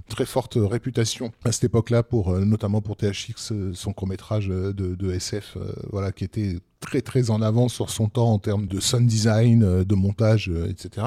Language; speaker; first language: French; native; French